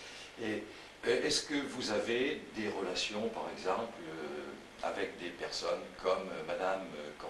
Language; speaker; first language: French; native; French